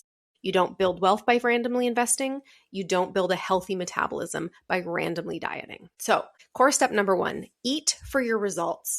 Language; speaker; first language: English; native; English